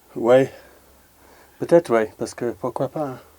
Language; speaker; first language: French; non-native, learner; English